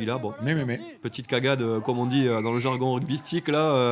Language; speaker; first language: French; native; French